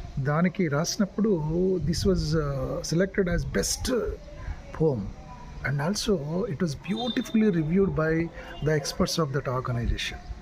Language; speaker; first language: English; non-native, local second language; Telugu